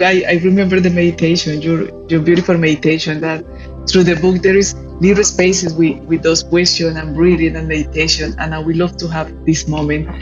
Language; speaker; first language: English; non-native, fluent; Spanish